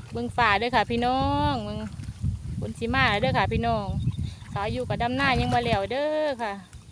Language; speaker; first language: Thai; native; Thai